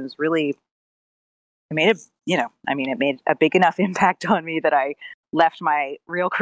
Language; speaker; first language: English; native; English